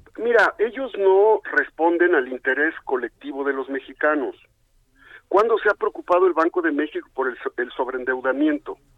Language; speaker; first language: Spanish; native; Spanish